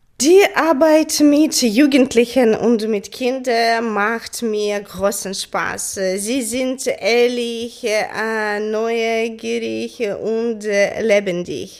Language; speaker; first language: German; non-native, learner; Ukrainian